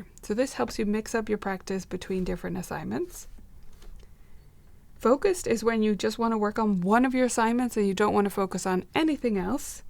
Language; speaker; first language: English; native; English